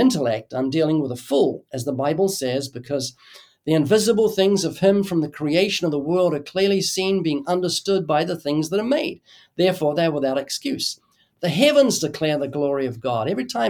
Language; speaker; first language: English; native; English